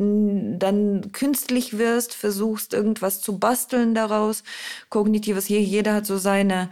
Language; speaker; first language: German; non-native, fluent; Russian